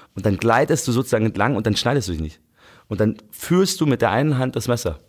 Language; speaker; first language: German; native; German